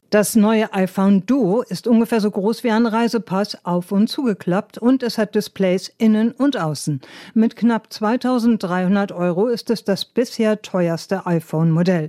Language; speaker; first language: German; native; German